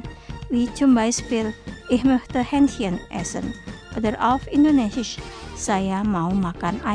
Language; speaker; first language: German; non-native, fluent; Indonesian